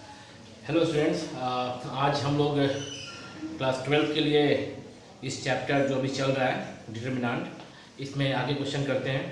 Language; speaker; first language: Hindi; native; Hindi